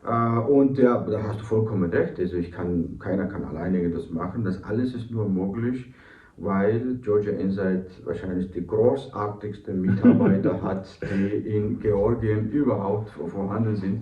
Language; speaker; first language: German; non-native, fluent; Georgian